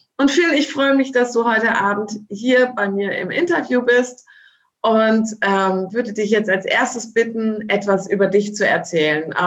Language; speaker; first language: German; native; German